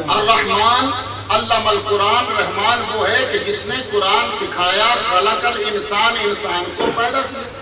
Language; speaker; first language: Urdu; non-native, local second language; Punjabi